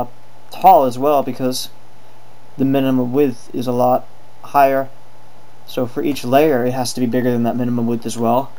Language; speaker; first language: English; native; English